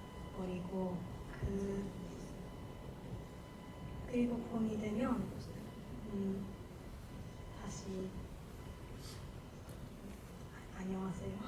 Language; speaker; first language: Korean; non-native, learner; Japanese